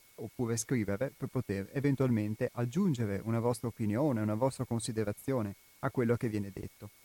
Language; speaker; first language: Italian; non-native, fluent; Albanian